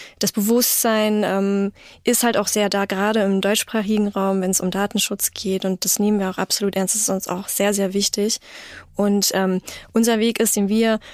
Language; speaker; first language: German; native; German